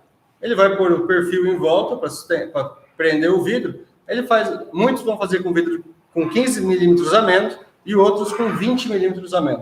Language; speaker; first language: Portuguese; native; Portuguese